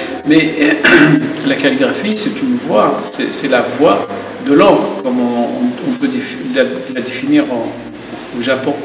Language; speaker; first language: French; non-native, local second language; Arabic